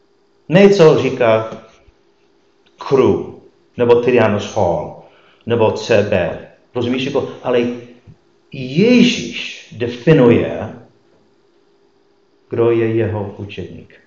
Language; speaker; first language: Czech; non-native, fluent; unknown